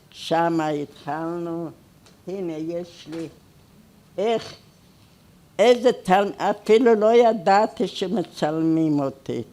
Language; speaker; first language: Hebrew; non-native, fluent; Hungarian